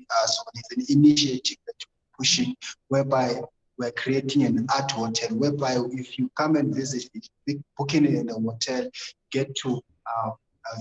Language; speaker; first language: English; non-native, local second language; North Ndebele